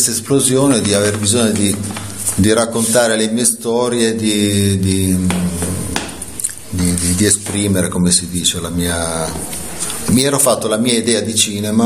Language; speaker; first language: Italian; native; Italian